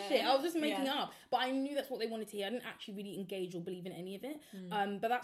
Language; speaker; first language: English; native; English